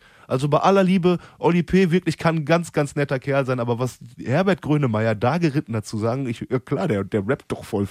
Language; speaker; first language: German; native; German